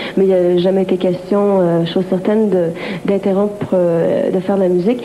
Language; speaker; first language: French; native; French